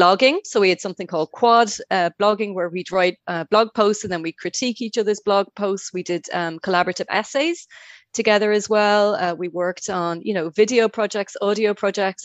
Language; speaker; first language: English; native; English